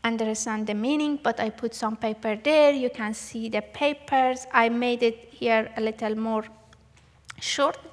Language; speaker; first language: English; non-native, learner; Persian